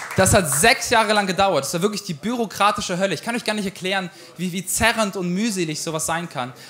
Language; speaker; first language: German; early bilingual, other home language; Ukrainian